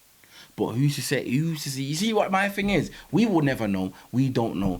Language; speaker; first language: English; native; English